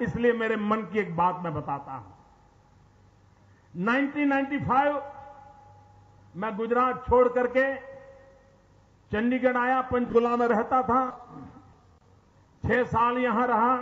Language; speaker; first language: Hindi; non-native, local second language; Gujarati